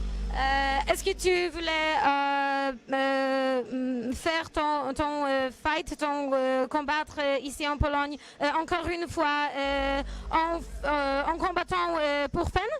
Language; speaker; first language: French; non-native, learner; Polish